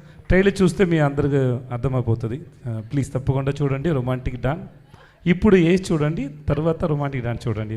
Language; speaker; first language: Telugu; non-native, learner; Tamil